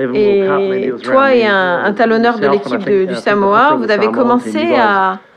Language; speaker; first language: French; non-native, fluent; English